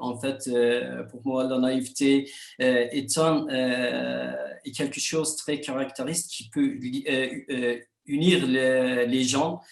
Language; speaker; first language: French; non-native, fluent; Kurdish